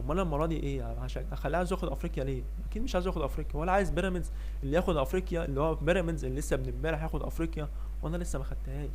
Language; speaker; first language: Arabic; native; Arabic